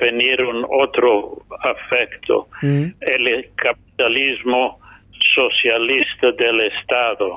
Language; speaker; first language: Spanish; non-native, fluent; English